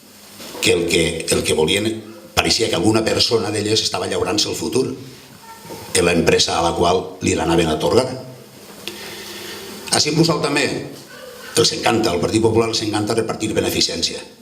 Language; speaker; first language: Catalan; native; Catalan